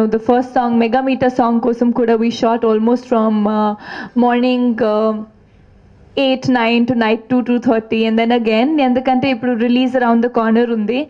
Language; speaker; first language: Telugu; non-native, fluent; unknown